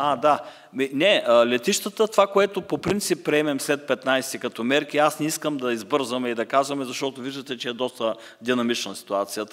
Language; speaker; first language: Bulgarian; native; Bulgarian